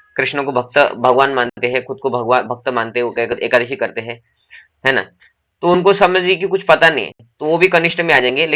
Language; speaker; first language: Hindi; non-native, local second language; Marathi